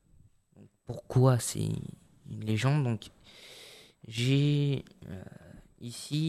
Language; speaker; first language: French; native; French